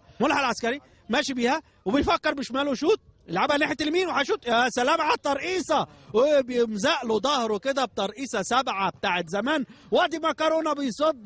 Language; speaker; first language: Arabic; native; Arabic